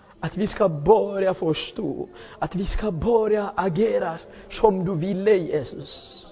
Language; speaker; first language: Swedish; non-native, fluent; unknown